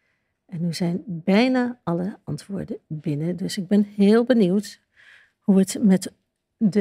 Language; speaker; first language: Dutch; native; Dutch